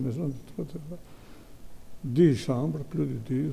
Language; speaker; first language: French; non-native, fluent; Albanian